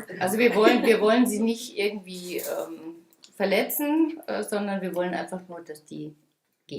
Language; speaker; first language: German; native; German